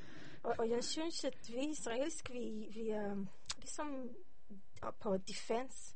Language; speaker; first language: Danish; non-native, learner; Hebrew